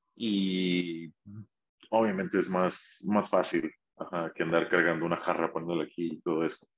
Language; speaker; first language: Spanish; native; Spanish